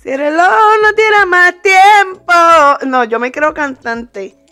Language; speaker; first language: Spanish; early bilingual, heritage; Spanish